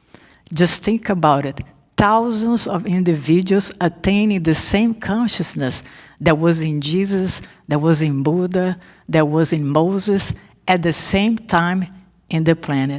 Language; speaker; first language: English; non-native, fluent; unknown